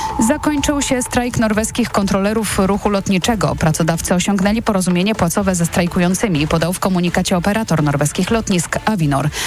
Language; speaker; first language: Polish; native; Polish